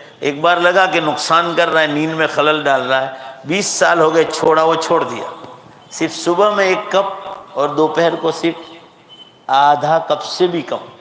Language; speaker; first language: Urdu; non-native, local second language; Gujarati